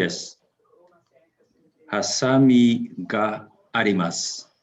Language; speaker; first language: Japanese; non-native, learner; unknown